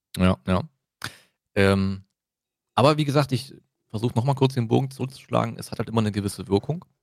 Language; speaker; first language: German; native; German